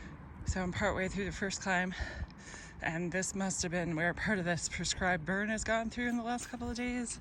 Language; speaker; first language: English; native; English